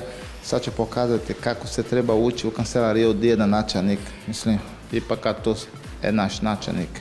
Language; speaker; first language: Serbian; non-native, learner; Portuguese